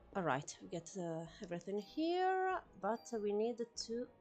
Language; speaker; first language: English; non-native, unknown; Italian